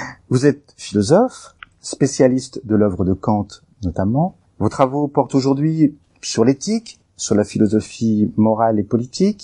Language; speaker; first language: French; native; French